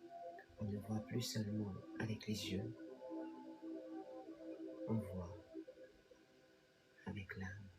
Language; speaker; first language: French; native; French